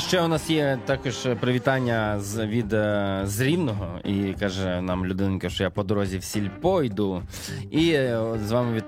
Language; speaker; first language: Ukrainian; native; Ukrainian